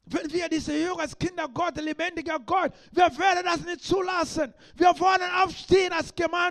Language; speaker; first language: German; non-native, learner; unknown